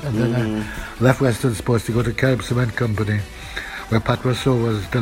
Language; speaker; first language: English; native; English